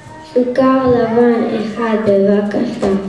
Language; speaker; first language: Hebrew; non-native, learner; English